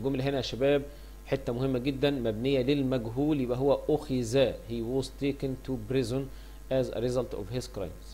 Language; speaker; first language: Arabic; native; Arabic